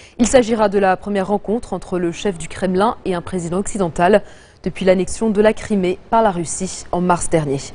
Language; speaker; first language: French; non-native, local second language; Arabic